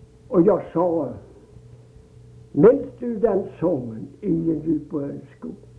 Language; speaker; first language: Swedish; early bilingual, heritage; Swedish